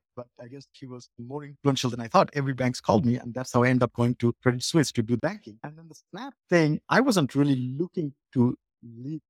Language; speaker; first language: English; non-native, local second language; Bangla